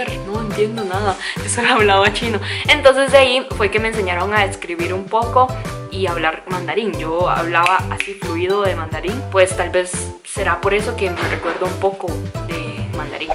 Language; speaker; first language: Spanish; early bilingual, other home language; Cantonese